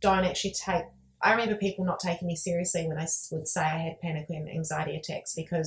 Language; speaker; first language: English; native; English